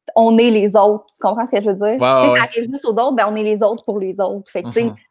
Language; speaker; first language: French; native; French